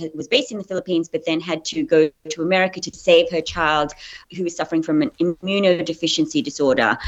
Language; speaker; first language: English; native; English